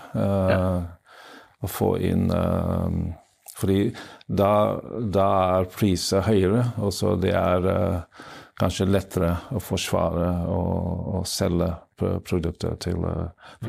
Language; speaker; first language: Norwegian; non-native, fluent; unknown